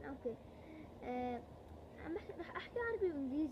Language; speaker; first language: Arabic; early bilingual, heritage; Arabic